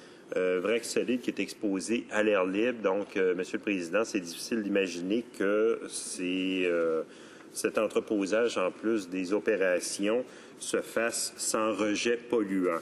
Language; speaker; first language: French; native; French